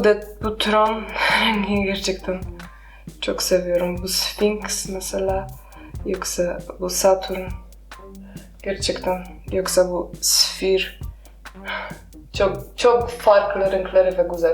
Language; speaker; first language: Turkish; non-native, learner; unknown